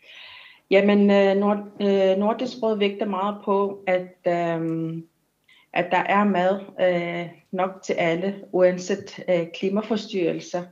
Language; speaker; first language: Danish; non-native, local second language; Kalaallisut